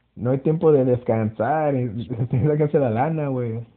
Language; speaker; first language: Spanish; early bilingual, heritage; Spanish